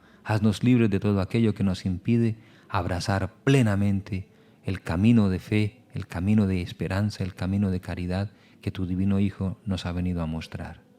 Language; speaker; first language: Spanish; native; Spanish